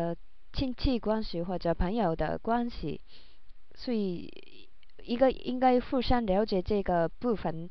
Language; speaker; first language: Chinese; non-native, learner; Japanese